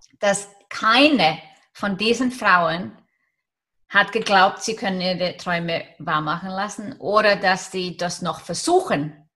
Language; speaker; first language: German; non-native, fluent; Icelandic